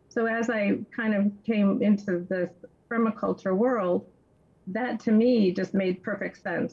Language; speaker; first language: English; native; English